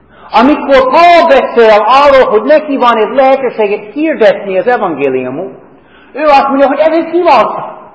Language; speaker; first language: Hungarian; non-native, fluent; English